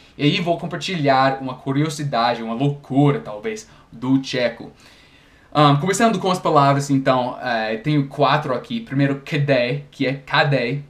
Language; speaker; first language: Portuguese; non-native, fluent; English